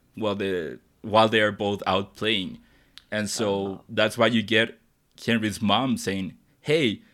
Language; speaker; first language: English; non-native, fluent; Spanish